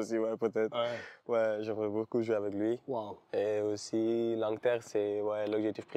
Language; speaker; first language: French; non-native, local second language; Wolof